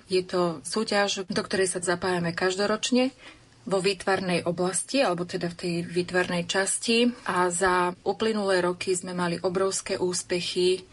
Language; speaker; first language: Slovak; native; Slovak